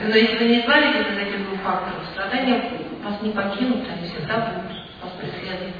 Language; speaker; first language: Russian; native; Russian